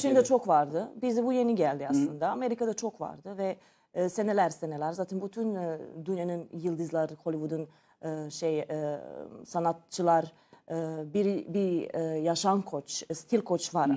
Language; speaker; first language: Turkish; non-native, learner; Serbian